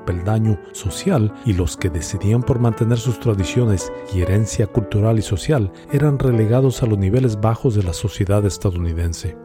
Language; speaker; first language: Spanish; native; Spanish